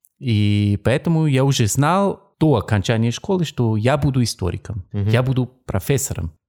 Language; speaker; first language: Russian; non-native, fluent; German